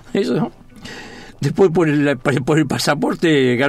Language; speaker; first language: Spanish; native; Spanish